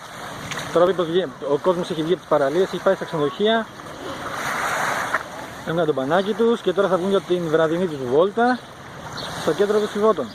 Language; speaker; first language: Greek; native; Greek